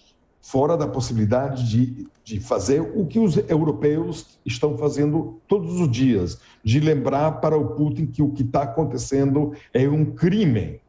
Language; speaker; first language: Portuguese; non-native, fluent; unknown